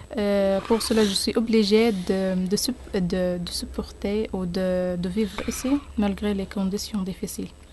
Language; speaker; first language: French; non-native, learner; Arabic